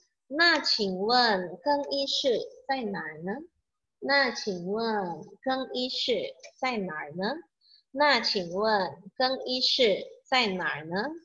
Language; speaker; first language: Chinese; non-native, fluent; Indonesian